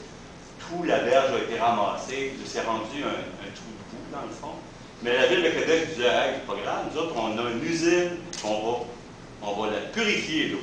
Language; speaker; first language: French; native; French